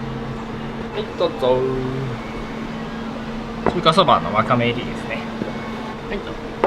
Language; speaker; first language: Japanese; native; Japanese